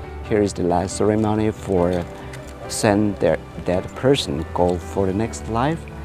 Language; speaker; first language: English; non-native, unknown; Thai